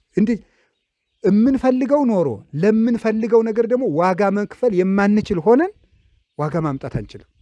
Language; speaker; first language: Amharic; native; Amharic